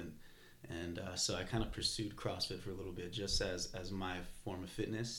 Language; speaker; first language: English; native; English